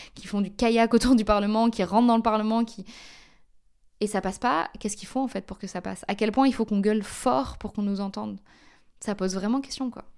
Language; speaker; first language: French; native; French